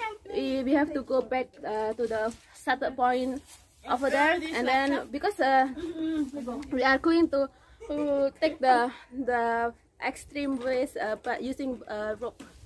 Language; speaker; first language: English; non-native, learner; Indonesian